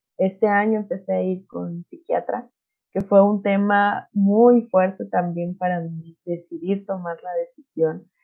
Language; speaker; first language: Spanish; non-native, local second language; Nahuatl languages